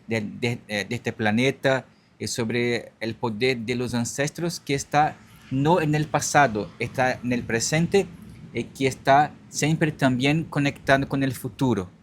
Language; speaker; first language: Spanish; non-native, learner; Portuguese